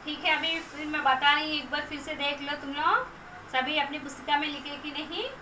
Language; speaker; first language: Hindi; non-native, local second language; Telugu